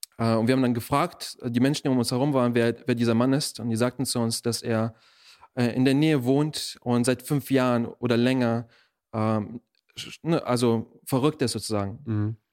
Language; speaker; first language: German; early bilingual, other home language; Russian